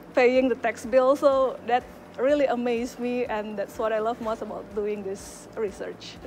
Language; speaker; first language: English; non-native, fluent; Indonesian